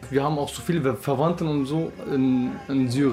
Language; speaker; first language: German; non-native, learner; Turkish